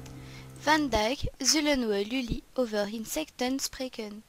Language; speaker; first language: Dutch; non-native, learner; French